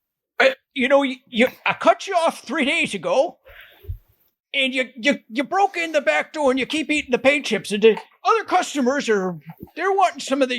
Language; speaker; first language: English; native; English